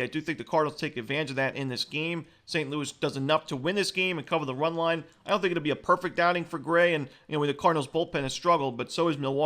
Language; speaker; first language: English; native; English